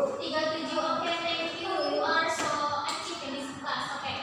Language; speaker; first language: English; non-native, learner; Indonesian